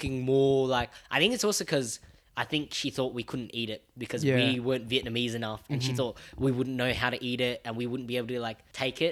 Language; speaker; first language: English; non-native, local second language; Vietnamese